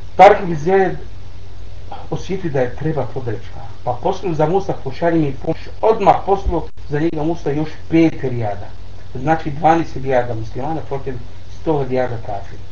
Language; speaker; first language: Bosnian; non-native, learner; Arabic